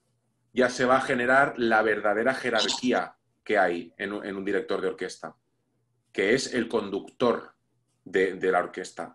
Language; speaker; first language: Spanish; native; Spanish